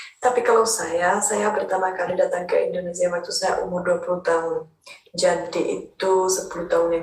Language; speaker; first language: Indonesian; non-native, fluent; Czech